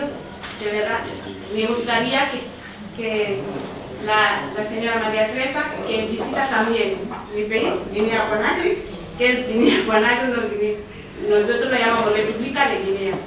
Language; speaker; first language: Spanish; non-native, learner; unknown